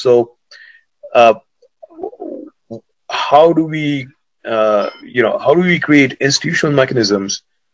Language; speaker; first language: English; non-native, local second language; Hindi